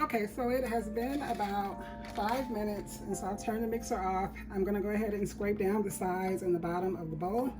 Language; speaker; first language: English; native; English